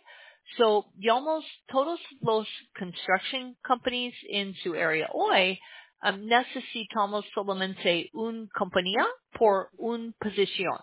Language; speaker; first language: Spanish; non-native, learner; English